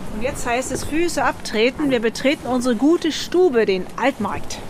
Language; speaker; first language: German; native; German